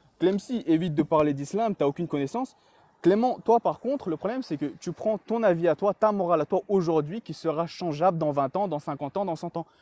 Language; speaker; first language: French; early bilingual, other home language; Chechen